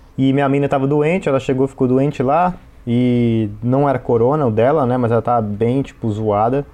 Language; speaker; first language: Portuguese; native; Portuguese